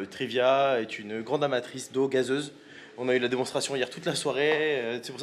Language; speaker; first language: French; native; French